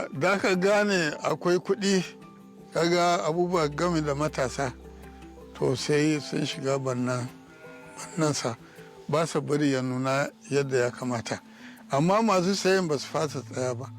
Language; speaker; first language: Hausa; non-native, local second language; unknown